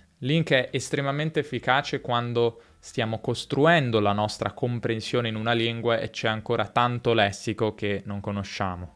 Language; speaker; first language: Italian; native; Italian